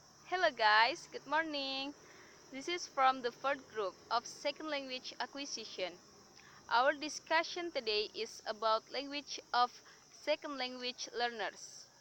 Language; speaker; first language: English; non-native, learner; Indonesian